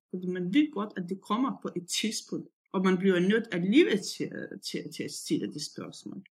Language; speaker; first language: Danish; non-native, fluent; Russian